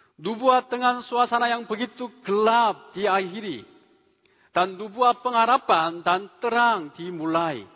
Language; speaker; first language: Indonesian; non-native, fluent; Korean